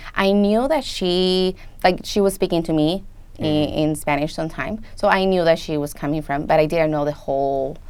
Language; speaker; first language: English; non-native, fluent; Spanish